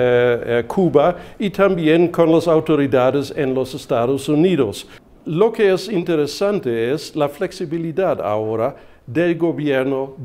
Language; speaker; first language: Spanish; non-native, fluent; German